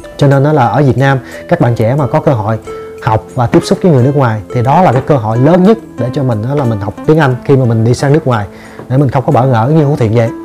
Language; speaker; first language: Vietnamese; native; Vietnamese